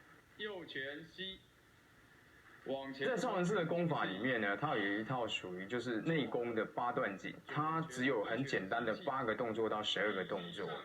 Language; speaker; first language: Chinese; native; Chinese